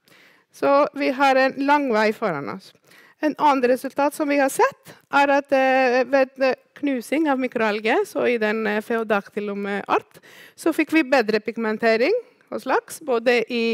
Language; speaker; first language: Norwegian; non-native, fluent; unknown